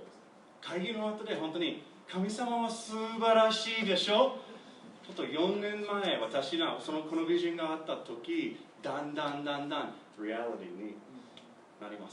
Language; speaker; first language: Japanese; non-native, learner; English